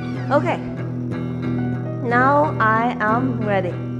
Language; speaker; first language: English; non-native, fluent; Japanese